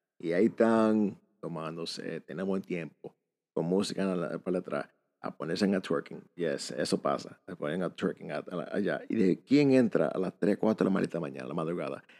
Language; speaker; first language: Spanish; early bilingual, heritage; Spanish